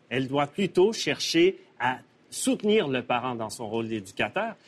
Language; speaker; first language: French; native; French